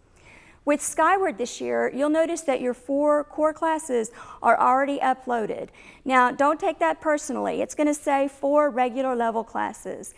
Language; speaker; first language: English; native; English